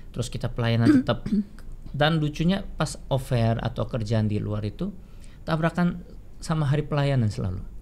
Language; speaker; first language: Indonesian; non-native, fluent; Korean